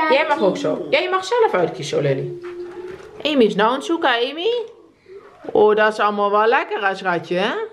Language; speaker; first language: Dutch; native; Dutch